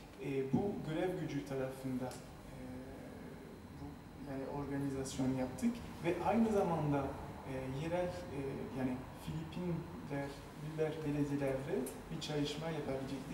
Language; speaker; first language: Turkish; non-native, fluent; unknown